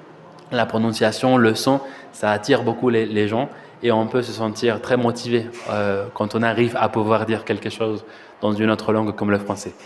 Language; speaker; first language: French; non-native, fluent; Spanish